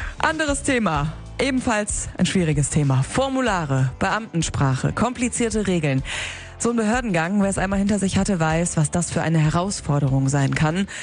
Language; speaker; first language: German; native; German